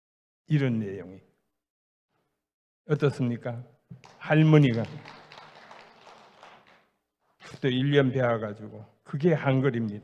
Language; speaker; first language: Korean; native; Korean